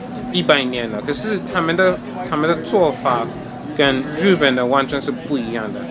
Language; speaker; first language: Chinese; non-native, fluent; English